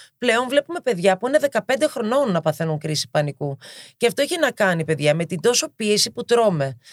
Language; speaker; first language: Greek; early bilingual, heritage; Greek